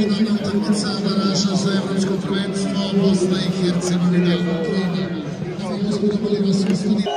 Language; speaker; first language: English; native; English